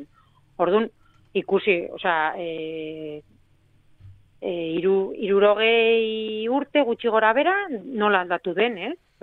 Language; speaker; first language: Basque; non-native, local second language; Spanish